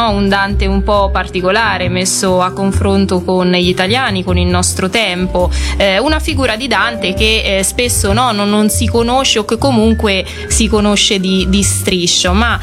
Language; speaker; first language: Italian; native; Italian